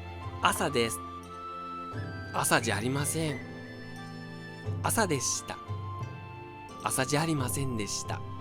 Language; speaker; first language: Japanese; non-native, fluent; Portuguese